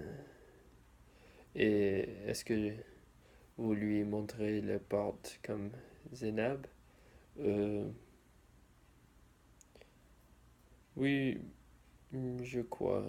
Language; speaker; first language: French; non-native, learner; English